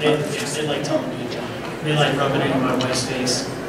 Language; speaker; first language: English; native; English